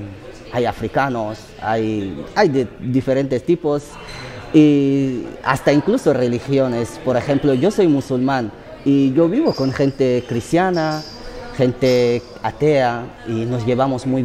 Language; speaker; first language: Spanish; non-native, fluent; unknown